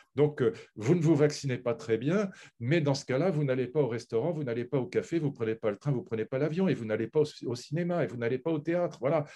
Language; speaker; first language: French; native; French